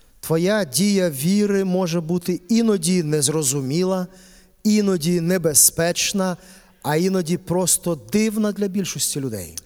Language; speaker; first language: Ukrainian; native; Ukrainian